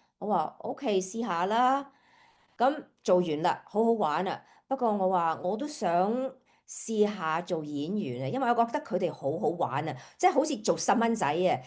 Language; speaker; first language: Cantonese; early bilingual, heritage; Cantonese